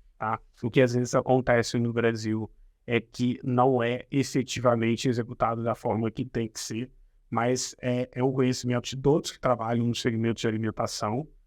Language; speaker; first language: Portuguese; native; Portuguese